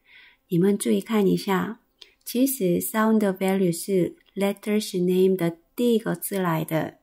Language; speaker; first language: Chinese; non-native, fluent; Korean